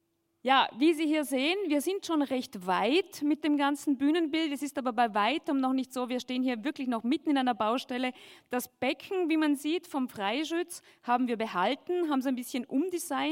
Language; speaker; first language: German; native; German